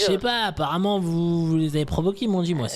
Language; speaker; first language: French; native; French